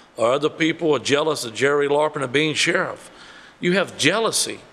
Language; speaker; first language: English; early bilingual, other home language; French